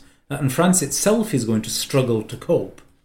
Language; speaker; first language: English; native; English